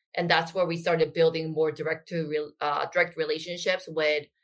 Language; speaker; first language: English; non-native, fluent; Korean